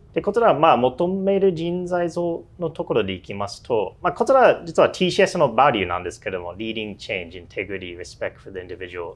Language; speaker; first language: Japanese; non-native, fluent; English